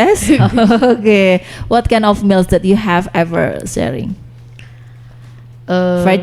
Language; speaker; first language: English; non-native, learner; Indonesian